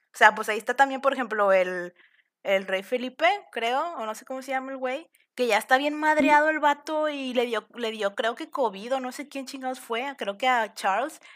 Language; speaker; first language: Spanish; native; Spanish